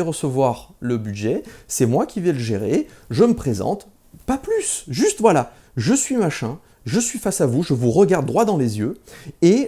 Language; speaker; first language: French; native; French